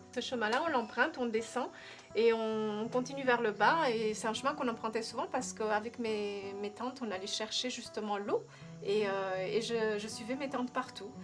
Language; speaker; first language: French; early bilingual, other home language; Kabuverdianu